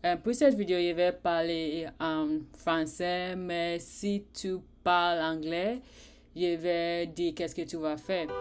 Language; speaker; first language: French; non-native, learner; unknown